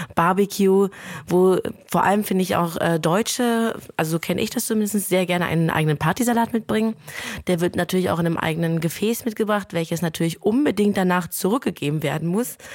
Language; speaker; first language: German; non-native, fluent; Lithuanian